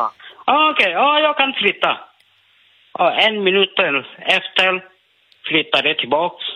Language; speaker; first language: Swedish; non-native, learner; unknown